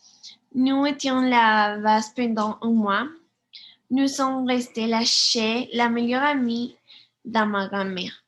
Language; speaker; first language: French; non-native, learner; Spanish